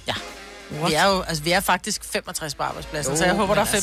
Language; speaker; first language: Danish; native; Danish